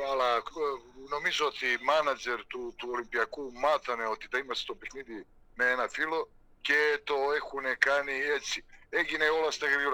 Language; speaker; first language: Greek; non-native, fluent; Serbian